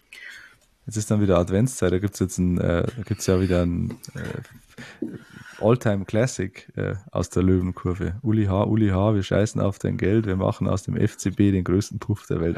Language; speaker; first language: German; native; German